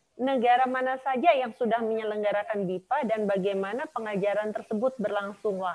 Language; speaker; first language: Indonesian; native; Indonesian